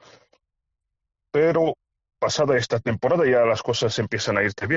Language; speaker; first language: Spanish; non-native, fluent; Bulgarian